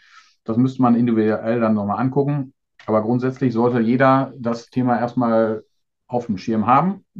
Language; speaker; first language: German; native; German